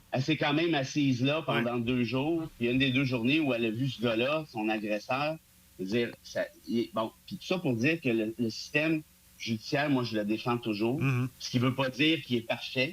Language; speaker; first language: French; native; French